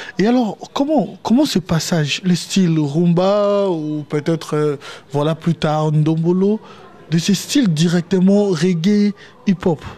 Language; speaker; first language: French; non-native, local second language; Lingala